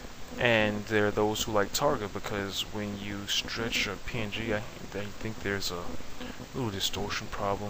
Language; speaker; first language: English; native; English